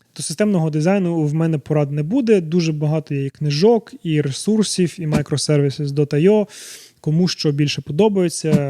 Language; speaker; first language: Ukrainian; non-native, local second language; Russian